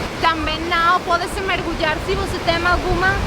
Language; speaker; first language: Portuguese; non-native, learner; Spanish